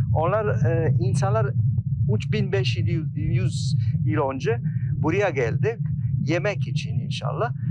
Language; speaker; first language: Turkish; non-native, learner; Italian